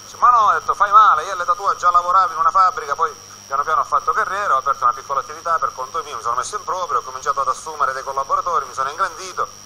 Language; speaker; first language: Italian; native; Italian